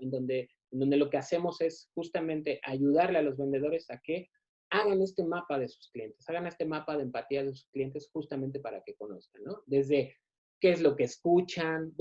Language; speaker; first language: Spanish; native; Spanish